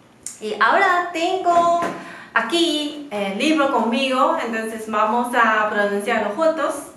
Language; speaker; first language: Spanish; non-native, fluent; Chinese